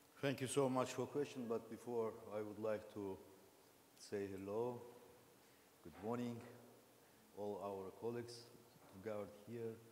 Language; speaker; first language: English; non-native, learner; Azerbaijani